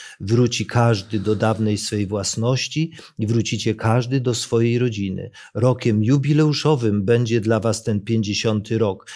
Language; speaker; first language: Polish; native; Polish